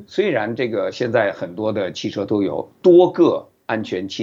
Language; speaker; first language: Chinese; native; Chinese